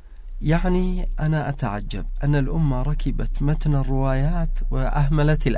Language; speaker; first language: Arabic; native; Arabic